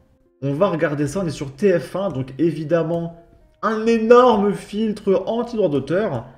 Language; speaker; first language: French; native; French